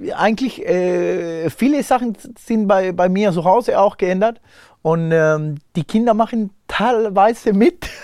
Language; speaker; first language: German; non-native, fluent; Spanish